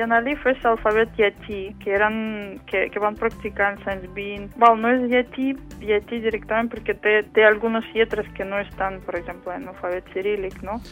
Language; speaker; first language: Catalan; non-native, fluent; Tatar